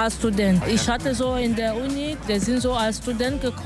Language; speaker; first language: German; non-native, learner; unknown